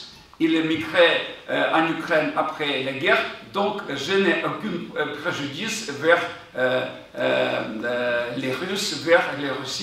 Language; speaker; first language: French; non-native, fluent; Ukrainian